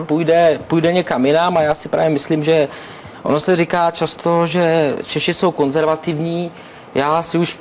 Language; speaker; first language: Czech; native; Czech